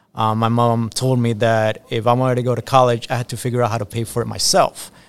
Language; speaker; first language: English; early bilingual, other home language; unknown